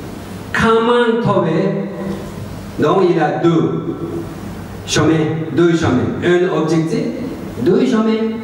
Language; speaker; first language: French; non-native, learner; Tibetan